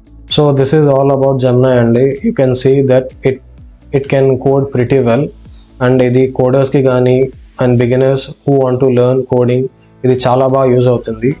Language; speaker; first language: English; non-native, local second language; Telugu